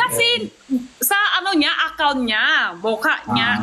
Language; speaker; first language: Filipino; non-native, learner; Chinese